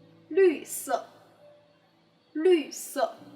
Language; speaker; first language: Chinese; non-native, fluent; English